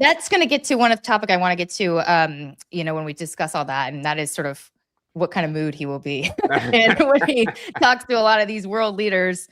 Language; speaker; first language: English; native; English